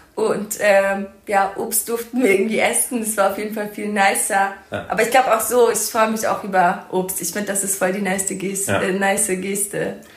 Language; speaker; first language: German; early bilingual, other home language; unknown